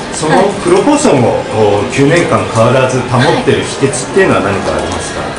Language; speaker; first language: Japanese; native; Japanese